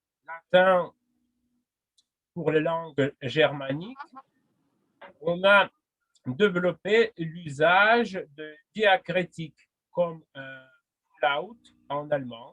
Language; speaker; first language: French; non-native, fluent; Russian